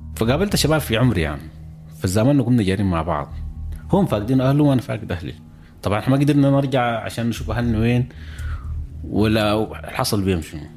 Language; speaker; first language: Arabic; native; Arabic